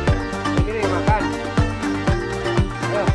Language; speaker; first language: Indonesian; non-native, local second language; Sundanese